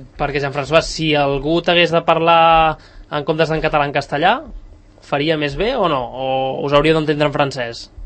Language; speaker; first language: Catalan; native; Catalan